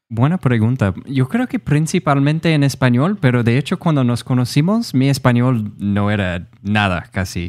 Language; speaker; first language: Spanish; non-native, fluent; English